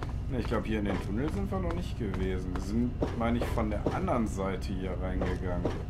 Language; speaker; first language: German; native; German